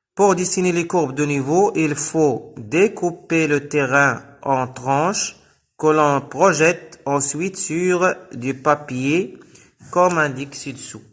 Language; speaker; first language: French; non-native, local second language; Arabic